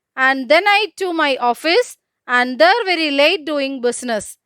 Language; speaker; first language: English; non-native, local second language; Malayalam